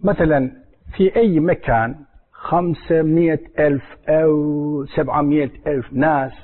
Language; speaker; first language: Arabic; non-native, learner; Turkish